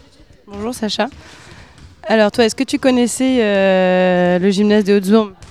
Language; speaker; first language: French; native; French